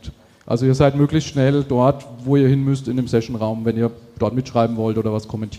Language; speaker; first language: German; native; German